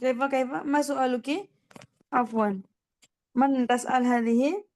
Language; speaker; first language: Arabic; non-native, fluent; Indonesian